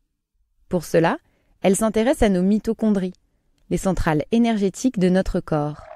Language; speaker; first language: French; native; French